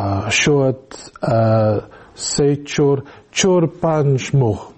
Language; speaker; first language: Tajik; non-native, learner; English